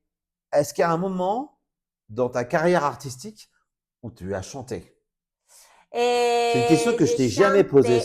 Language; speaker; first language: French; native; French